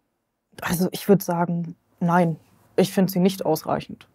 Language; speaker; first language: German; native; German